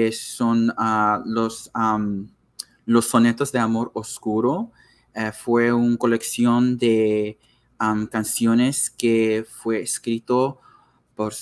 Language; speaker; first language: Spanish; non-native, learner; English